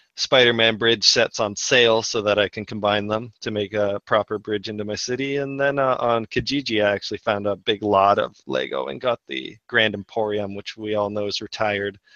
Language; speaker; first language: English; native; English